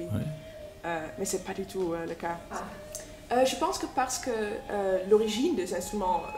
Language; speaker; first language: French; non-native, fluent; Dutch